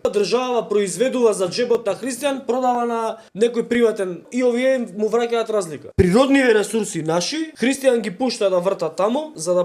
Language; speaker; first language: Macedonian; native; Macedonian